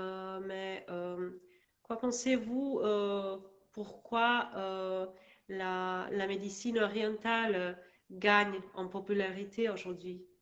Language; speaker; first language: French; non-native, learner; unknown